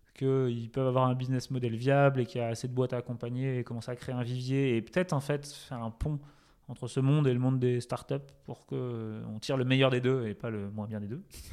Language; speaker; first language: French; native; French